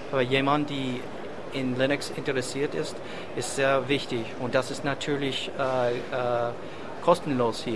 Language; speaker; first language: German; non-native, learner; English